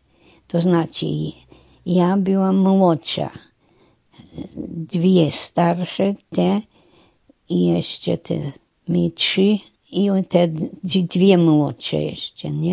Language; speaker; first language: Polish; non-native, local second language; German